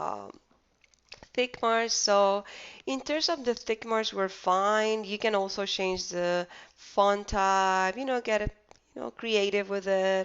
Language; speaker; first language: English; non-native, fluent; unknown